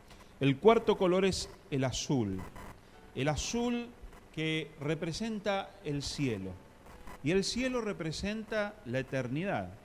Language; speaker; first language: Spanish; native; Spanish